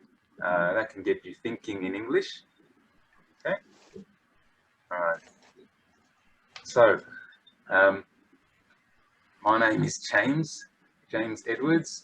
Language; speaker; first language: English; non-native, fluent; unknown